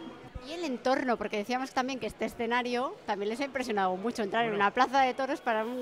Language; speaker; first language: Spanish; native; Spanish